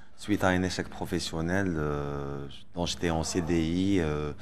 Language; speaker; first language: French; non-native, local second language; Arabic